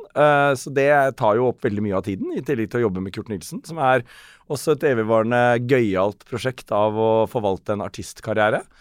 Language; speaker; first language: Norwegian; native; Norwegian